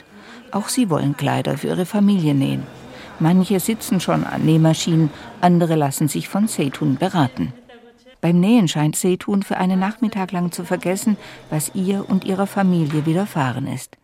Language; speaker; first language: German; native; German